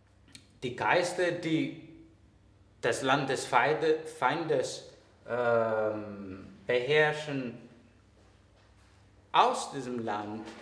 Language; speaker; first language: German; non-native, fluent; Greek